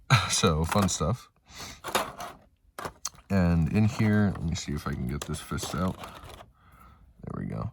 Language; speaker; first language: English; native; English